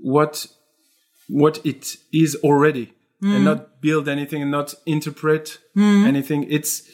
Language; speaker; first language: English; non-native, fluent; French